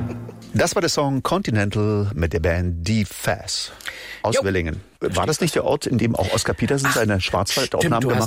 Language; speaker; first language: German; native; German